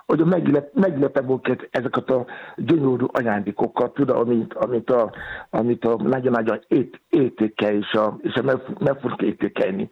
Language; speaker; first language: Hungarian; non-native, learner; Yoruba